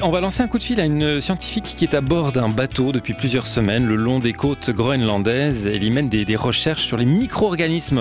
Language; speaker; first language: French; native; French